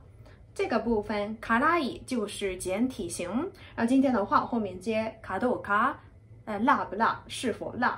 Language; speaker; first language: Chinese; non-native, fluent; Japanese